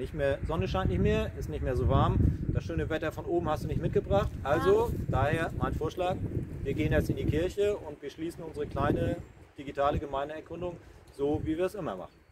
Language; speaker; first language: German; native; German